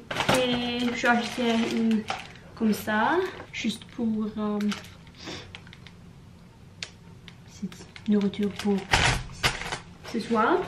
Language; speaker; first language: French; non-native, learner; Norwegian